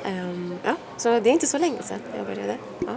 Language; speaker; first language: Swedish; non-native, fluent; Persian